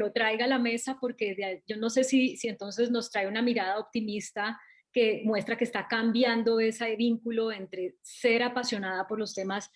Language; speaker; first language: Spanish; native; Spanish